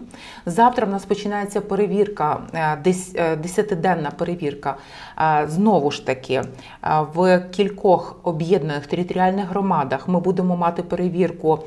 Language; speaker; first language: Ukrainian; native; Ukrainian